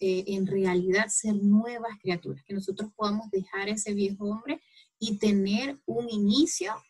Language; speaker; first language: Spanish; native; Spanish